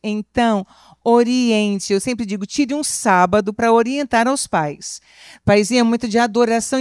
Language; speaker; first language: Portuguese; native; Portuguese